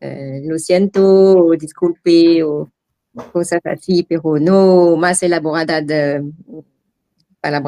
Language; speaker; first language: Spanish; non-native, learner; French